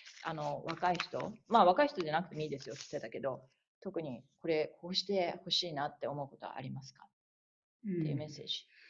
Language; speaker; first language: Japanese; native; Japanese